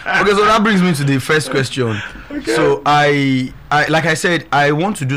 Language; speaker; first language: English; non-native, local second language; Yoruba